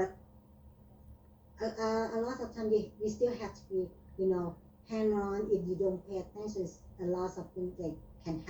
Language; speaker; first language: English; non-native, learner; Vietnamese